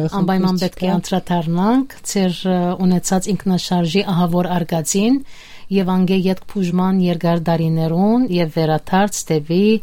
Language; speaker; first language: Armenian; native; Armenian